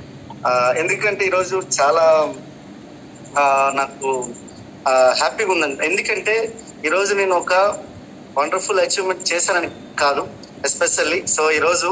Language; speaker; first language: Telugu; native; Telugu